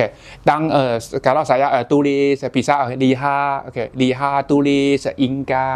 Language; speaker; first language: Indonesian; non-native, learner; Chinese